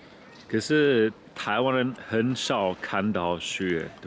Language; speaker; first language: Chinese; non-native, learner; German